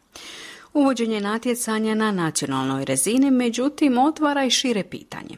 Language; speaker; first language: Croatian; native; Croatian